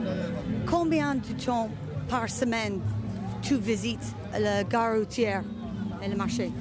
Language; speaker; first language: French; non-native, fluent; English